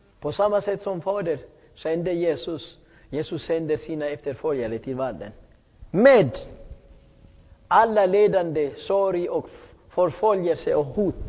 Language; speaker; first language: Swedish; non-native, fluent; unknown